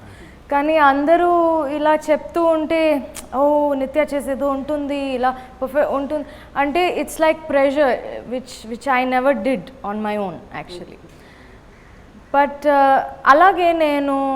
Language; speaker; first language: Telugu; non-native, local second language; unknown